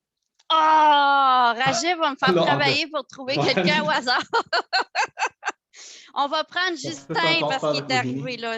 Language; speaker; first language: French; native; French